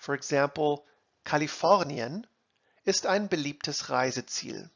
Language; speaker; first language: German; non-native, fluent; English